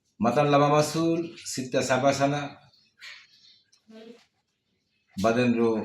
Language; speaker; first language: Arabic; non-native, learner; Bangla